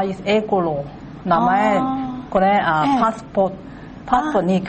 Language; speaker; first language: Japanese; non-native, learner; Cantonese